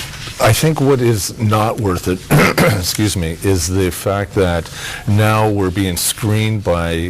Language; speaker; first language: English; native; English